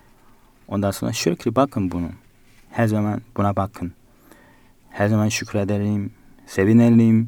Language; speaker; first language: Turkish; non-native, fluent; Korean